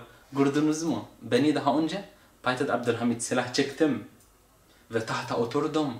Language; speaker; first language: Turkish; non-native, fluent; Arabic